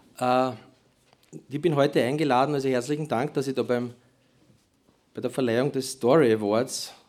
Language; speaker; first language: German; native; German